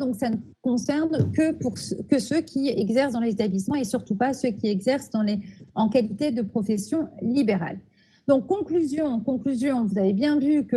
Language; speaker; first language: French; native; French